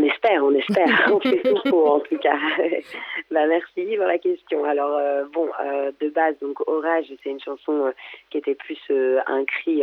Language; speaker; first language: French; native; French